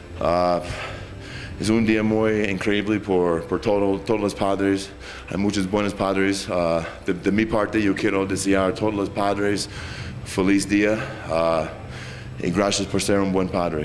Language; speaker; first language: Spanish; non-native, fluent; English